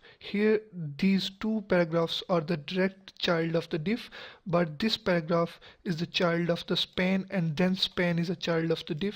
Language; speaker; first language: English; non-native, local second language; Urdu